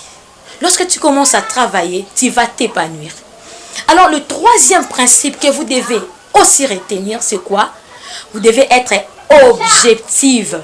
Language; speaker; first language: French; non-native, local second language; Lingala